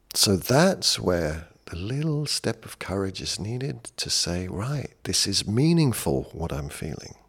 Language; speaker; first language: English; native; English